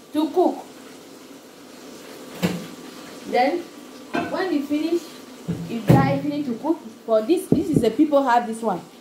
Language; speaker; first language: English; non-native, learner; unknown